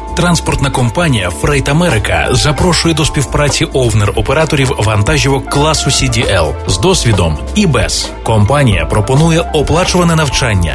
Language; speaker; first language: Ukrainian; native; Ukrainian